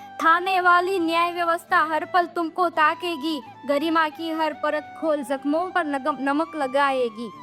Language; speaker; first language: Hindi; non-native, local second language; Gujarati